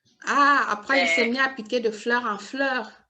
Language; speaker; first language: French; native; French